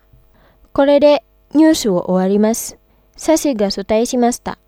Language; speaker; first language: Japanese; non-native, fluent; Indonesian